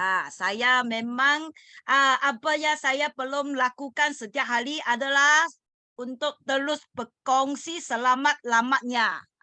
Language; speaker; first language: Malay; non-native, learner; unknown